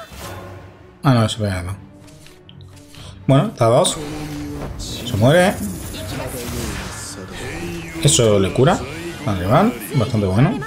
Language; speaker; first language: Spanish; native; Spanish